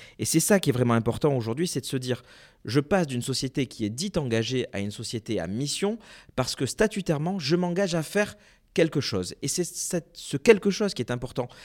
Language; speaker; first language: French; native; French